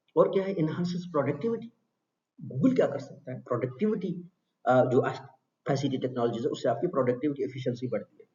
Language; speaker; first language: Urdu; non-native, local second language; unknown